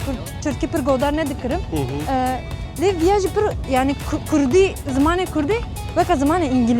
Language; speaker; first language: Kurdish; non-native, local second language; Turkish